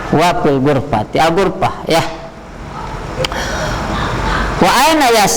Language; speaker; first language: Arabic; non-native, fluent; Indonesian